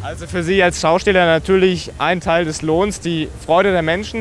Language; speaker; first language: German; native; German